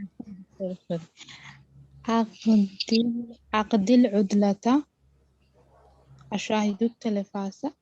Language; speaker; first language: Arabic; non-native, learner; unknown